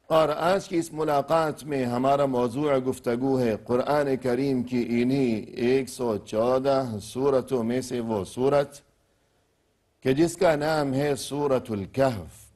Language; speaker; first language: Urdu; native; Urdu